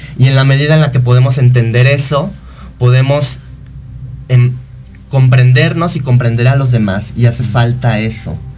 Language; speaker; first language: Spanish; native; Spanish